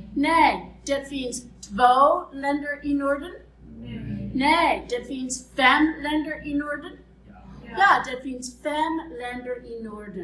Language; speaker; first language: Swedish; non-native, fluent; English